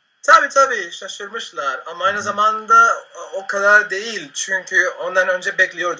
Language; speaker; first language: Turkish; non-native, learner; Spanish